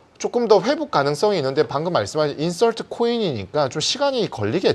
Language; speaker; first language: Korean; native; Korean